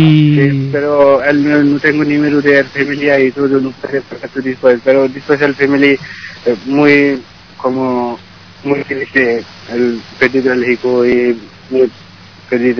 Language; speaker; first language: Spanish; non-native, learner; Bangla